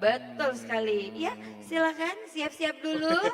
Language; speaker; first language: Indonesian; native; Indonesian